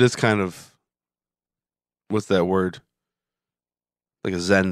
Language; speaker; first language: English; native; English